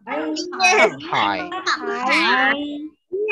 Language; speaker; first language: English; non-native, fluent; Chinese